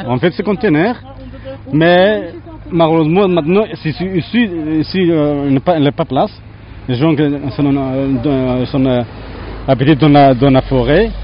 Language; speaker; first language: French; non-native, learner; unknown